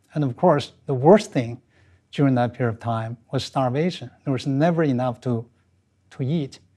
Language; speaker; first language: English; non-native, fluent; Chinese